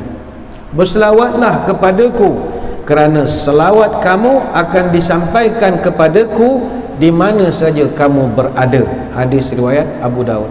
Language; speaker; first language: Malay; native; Malay